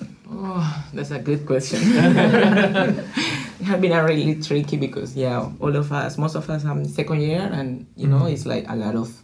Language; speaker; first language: English; non-native, learner; Spanish